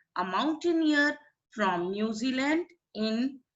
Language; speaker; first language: English; non-native, local second language; Punjabi